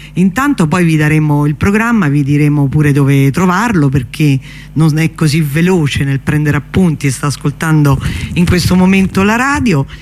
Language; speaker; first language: Italian; native; Italian